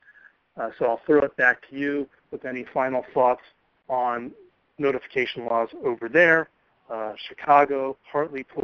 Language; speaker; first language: English; native; English